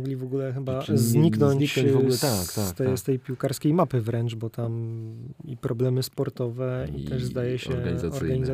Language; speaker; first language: Polish; native; Polish